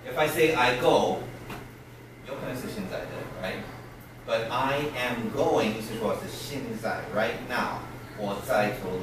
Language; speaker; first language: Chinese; non-native, learner; English